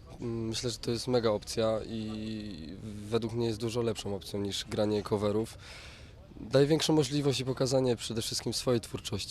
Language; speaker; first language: Polish; native; Polish